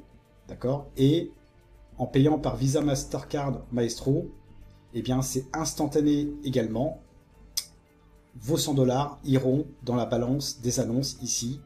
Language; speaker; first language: French; native; French